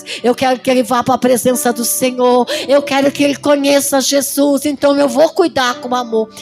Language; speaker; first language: Portuguese; native; Portuguese